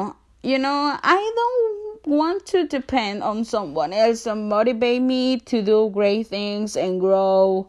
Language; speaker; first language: English; non-native, learner; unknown